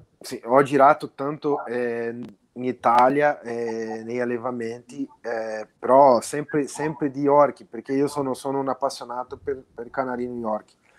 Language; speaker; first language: Italian; non-native, fluent; Portuguese